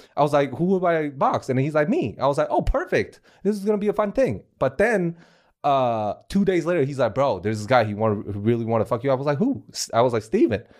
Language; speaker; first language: English; non-native, fluent; Chinese